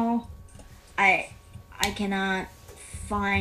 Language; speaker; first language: English; non-native, local second language; Cantonese